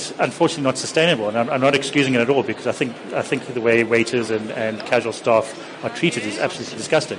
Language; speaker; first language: English; native; English